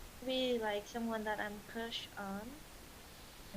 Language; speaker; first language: English; non-native, learner; Vietnamese